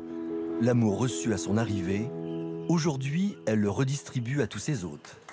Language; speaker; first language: French; native; French